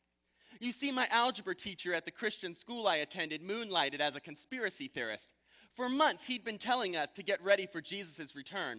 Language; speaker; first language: English; native; English